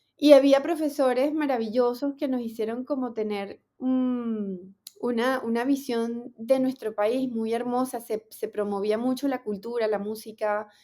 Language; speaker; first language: Spanish; native; Spanish